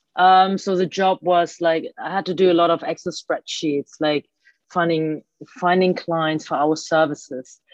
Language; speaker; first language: English; early bilingual, other home language; Cantonese